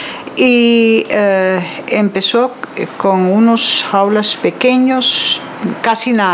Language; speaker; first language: Spanish; non-native, fluent; Dutch